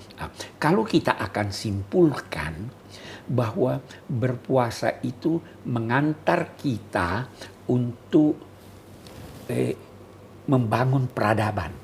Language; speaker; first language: Indonesian; native; Indonesian